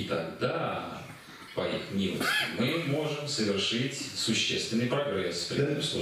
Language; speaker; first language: Russian; native; Russian